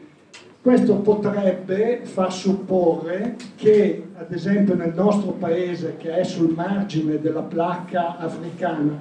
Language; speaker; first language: Italian; native; Italian